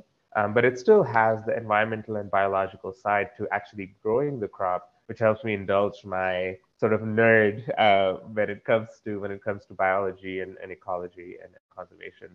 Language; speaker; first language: English; non-native, local second language; Marathi